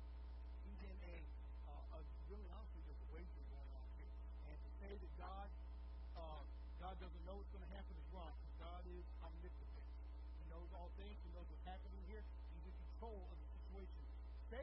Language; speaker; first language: English; native; English